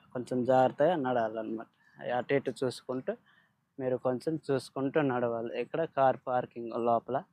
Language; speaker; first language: Telugu; non-native, local second language; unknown